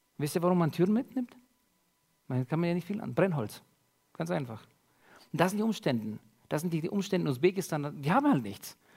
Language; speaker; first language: German; early bilingual, other home language; Russian